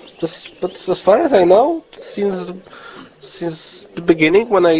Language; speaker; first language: English; non-native, learner; Polish